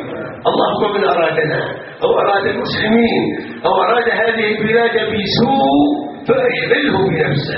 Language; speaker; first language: Arabic; native; Arabic